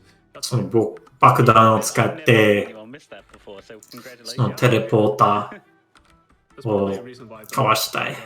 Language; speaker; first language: Japanese; non-native, fluent; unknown